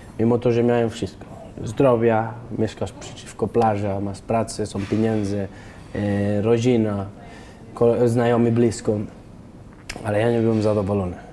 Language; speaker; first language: Polish; non-native, fluent; Spanish